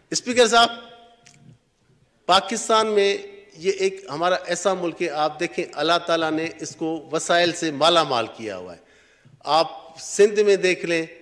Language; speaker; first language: Urdu; non-native, local second language; Sindhi